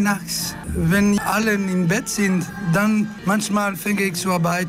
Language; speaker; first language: German; non-native, fluent; Italian